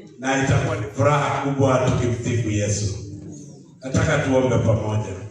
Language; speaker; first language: Swahili; non-native, local second language; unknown